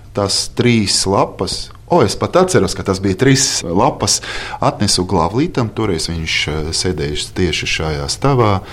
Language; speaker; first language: Latvian; non-native, local second language; Russian